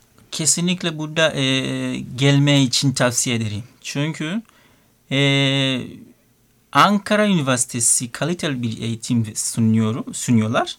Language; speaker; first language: Turkish; non-native, learner; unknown